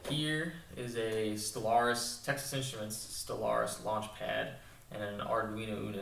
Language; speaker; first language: English; native; English